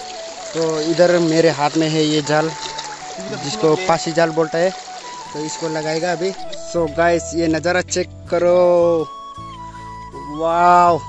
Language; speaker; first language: Hindi; non-native, local second language; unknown